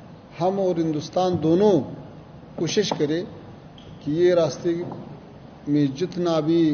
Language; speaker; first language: Hindi; non-native, learner; Pashto